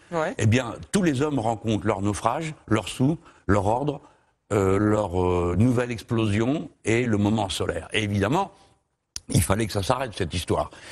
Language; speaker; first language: French; native; French